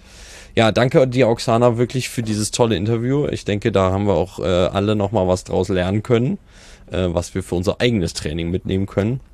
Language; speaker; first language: German; native; German